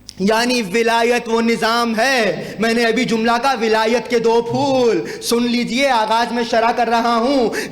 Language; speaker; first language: Urdu; native; Urdu